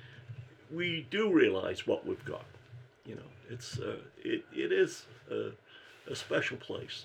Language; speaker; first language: English; native; English